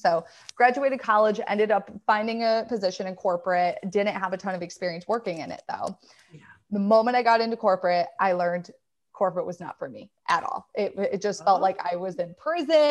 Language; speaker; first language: English; native; English